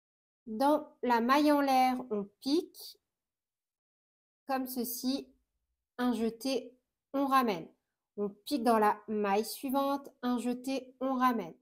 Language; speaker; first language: French; native; French